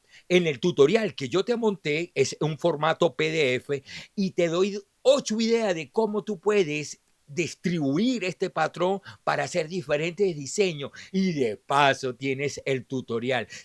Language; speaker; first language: Spanish; native; Spanish